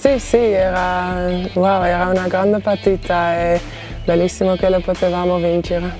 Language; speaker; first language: Italian; non-native, fluent; Dutch